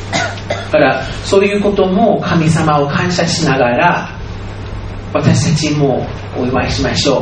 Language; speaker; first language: Japanese; non-native, fluent; English